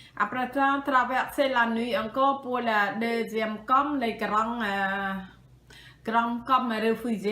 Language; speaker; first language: French; non-native, learner; Khmer